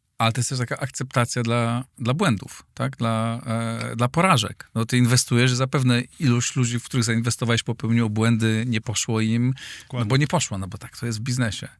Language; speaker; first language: Polish; native; Polish